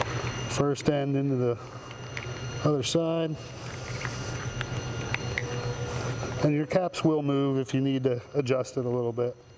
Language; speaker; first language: English; native; English